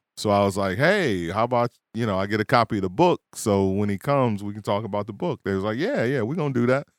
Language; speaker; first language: English; native; English